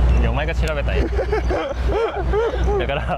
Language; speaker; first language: Japanese; native; Japanese